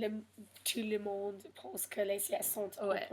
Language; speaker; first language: French; non-native, learner; English